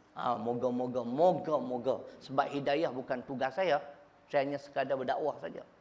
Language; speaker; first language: Malay; native; Malay